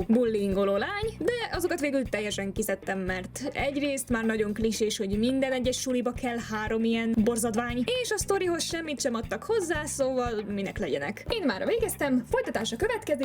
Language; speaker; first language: Hungarian; native; Hungarian